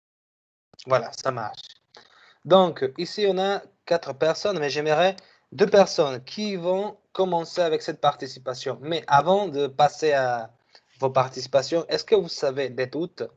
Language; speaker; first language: French; non-native, fluent; Spanish